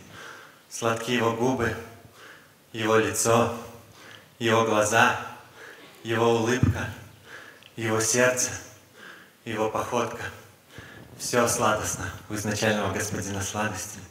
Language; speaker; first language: Russian; native; Russian